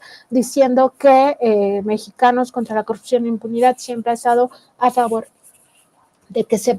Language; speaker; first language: Spanish; native; Spanish